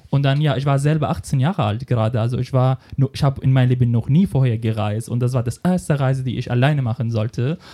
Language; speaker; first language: German; non-native, fluent; Arabic